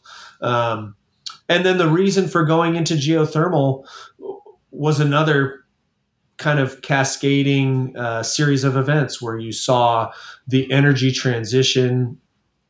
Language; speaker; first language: English; native; English